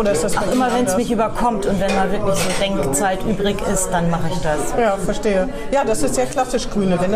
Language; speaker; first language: German; native; German